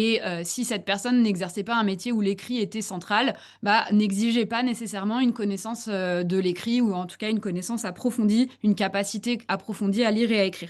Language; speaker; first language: French; native; French